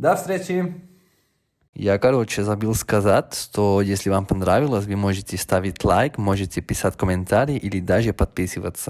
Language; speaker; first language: Russian; non-native, fluent; Catalan